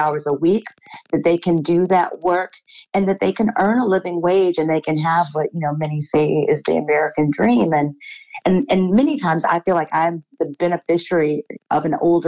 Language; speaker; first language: English; native; English